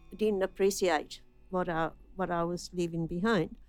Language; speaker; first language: English; non-native, fluent; Italian